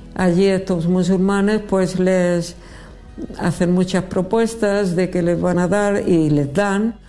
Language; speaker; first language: Spanish; native; Spanish